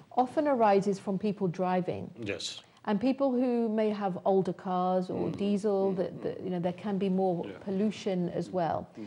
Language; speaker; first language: English; native; English